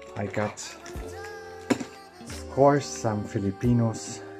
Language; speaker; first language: English; non-native, fluent; German